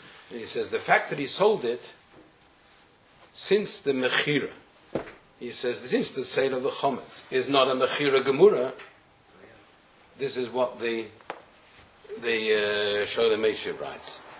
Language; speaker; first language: English; native; English